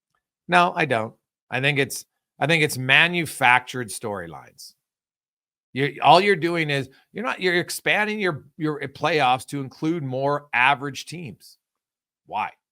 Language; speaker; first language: English; native; English